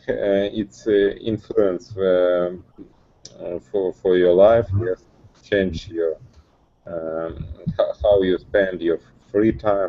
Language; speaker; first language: English; non-native, learner; Russian